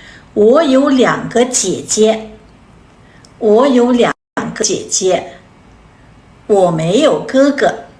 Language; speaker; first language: Chinese; non-native, fluent; Kazakh